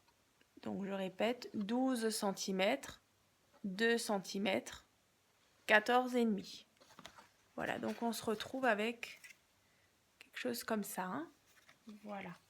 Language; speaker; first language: French; native; French